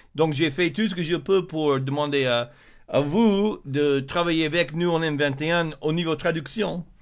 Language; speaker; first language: French; non-native, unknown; English